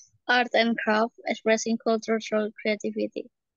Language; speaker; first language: English; non-native, learner; Indonesian